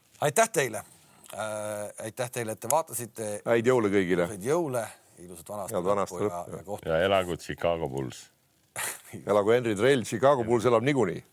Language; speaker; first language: Estonian; native; Estonian